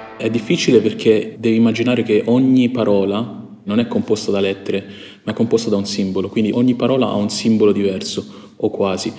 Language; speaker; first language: Italian; early bilingual, other home language; Chinese